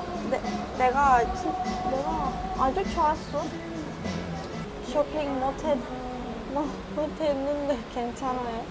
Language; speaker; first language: Korean; non-native, learner; Turkish